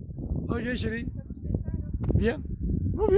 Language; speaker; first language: French; non-native, fluent; Bulgarian